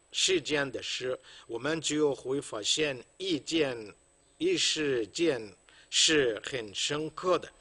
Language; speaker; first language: Chinese; non-native, fluent; Arabic